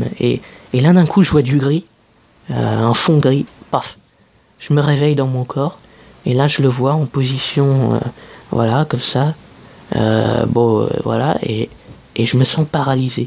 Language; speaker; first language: French; native; French